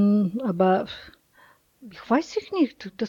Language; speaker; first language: German; non-native, learner; Russian